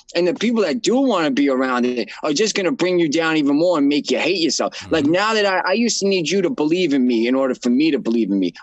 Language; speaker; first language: English; native; English